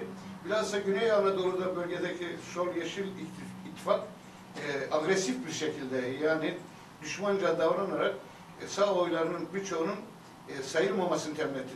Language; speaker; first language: Turkish; native; Turkish